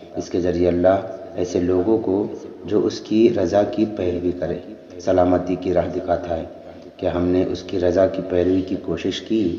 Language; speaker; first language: Urdu; native; Urdu